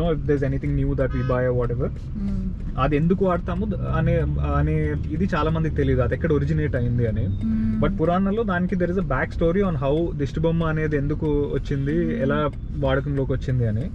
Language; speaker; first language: Telugu; native; Telugu